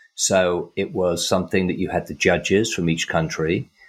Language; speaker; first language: English; native; English